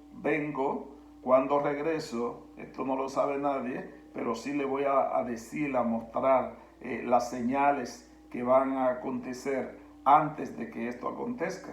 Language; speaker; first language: Spanish; native; Spanish